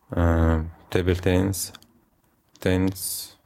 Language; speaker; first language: English; non-native, fluent; Arabic